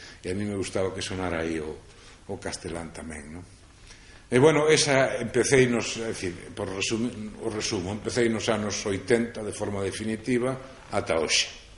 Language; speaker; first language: Galician; non-native, local second language; Spanish